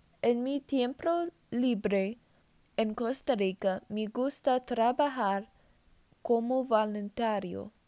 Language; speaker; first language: Spanish; non-native, learner; English